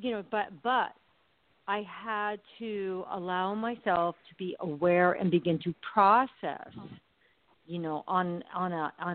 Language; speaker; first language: English; native; English